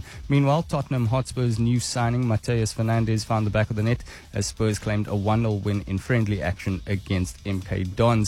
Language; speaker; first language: English; native; English